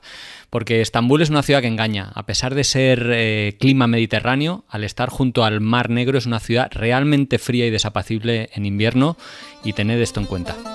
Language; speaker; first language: Spanish; native; Spanish